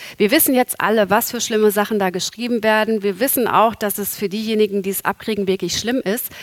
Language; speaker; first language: German; native; German